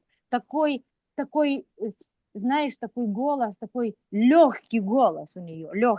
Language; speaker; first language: Russian; non-native, local second language; Lithuanian